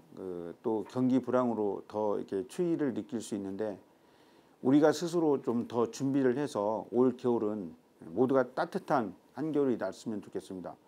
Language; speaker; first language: Korean; native; Korean